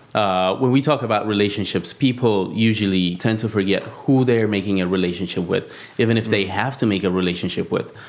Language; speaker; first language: English; non-native, fluent; Amharic